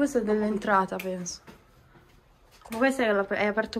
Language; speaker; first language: Italian; early bilingual, other home language; Filipino